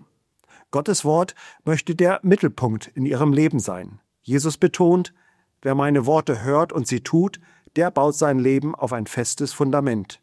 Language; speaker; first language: German; native; German